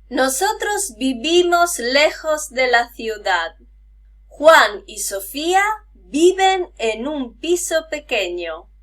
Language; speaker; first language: Spanish; native; Spanish